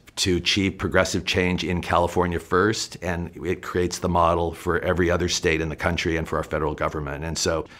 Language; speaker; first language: English; native; English